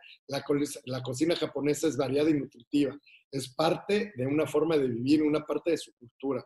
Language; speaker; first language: Spanish; native; Spanish